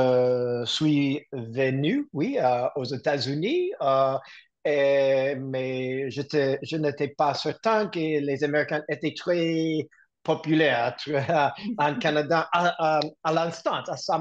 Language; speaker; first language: French; non-native, learner; English